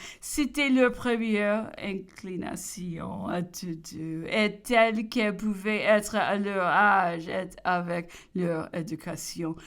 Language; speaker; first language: French; non-native, learner; English